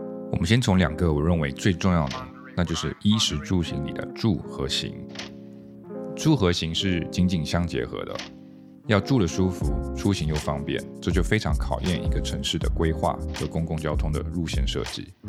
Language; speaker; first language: Chinese; early bilingual, heritage; Chinese